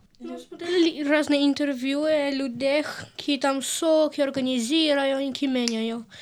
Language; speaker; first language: Slovenian; early bilingual, other home language; Ukrainian